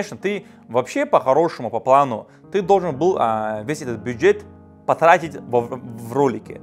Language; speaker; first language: Russian; native; Russian